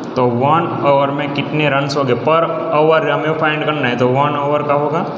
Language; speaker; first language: Hindi; non-native, local second language; Gujarati